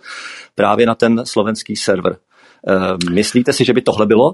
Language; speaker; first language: Czech; native; Czech